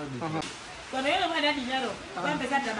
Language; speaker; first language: Spanish; non-native, local second language; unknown